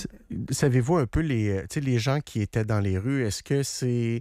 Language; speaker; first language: French; native; French